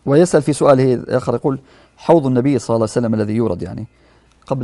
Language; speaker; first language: Arabic; native; Arabic